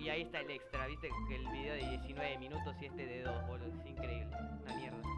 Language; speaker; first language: Spanish; native; Spanish